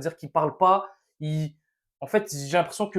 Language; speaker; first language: French; native; French